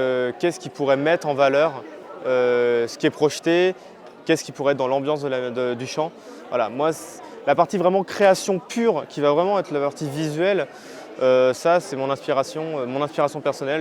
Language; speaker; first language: French; native; French